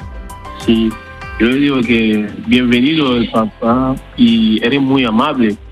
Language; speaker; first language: Spanish; non-native, learner; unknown